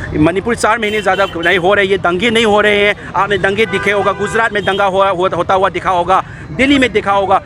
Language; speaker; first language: Hindi; non-native, local second language; Manipuri